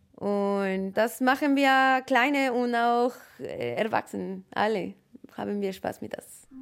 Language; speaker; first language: German; non-native, fluent; Spanish